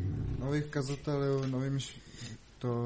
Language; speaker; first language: Czech; non-native, learner; Mongolian